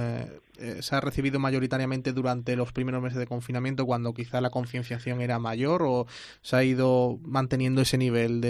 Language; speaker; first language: Spanish; native; Spanish